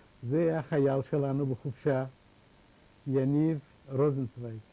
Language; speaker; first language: Hebrew; non-native, fluent; Yiddish